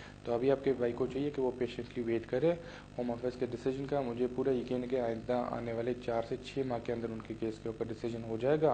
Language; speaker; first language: Urdu; native; Urdu